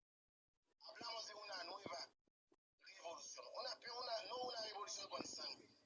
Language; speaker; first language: Spanish; non-native, fluent; Haitian Creole